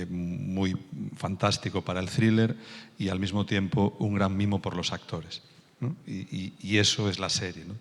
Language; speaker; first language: Spanish; native; Spanish